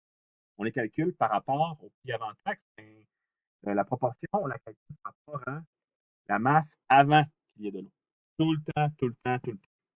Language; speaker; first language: French; native; French